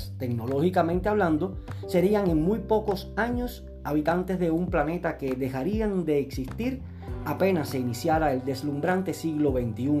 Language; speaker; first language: Spanish; native; Spanish